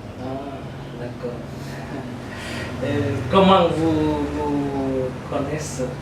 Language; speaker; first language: French; non-native, learner; Vietnamese